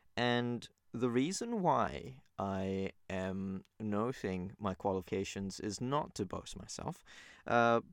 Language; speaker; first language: English; native; English